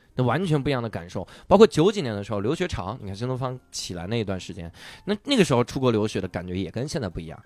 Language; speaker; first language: Chinese; native; Chinese